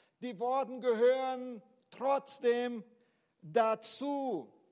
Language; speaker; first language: German; non-native, fluent; Portuguese